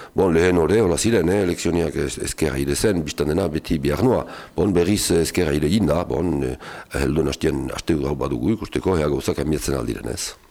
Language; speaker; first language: Basque; native; Basque